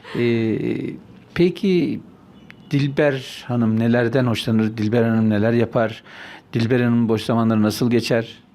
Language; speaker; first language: Turkish; native; Turkish